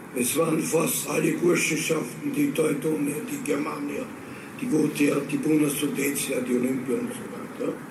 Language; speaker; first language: German; native; German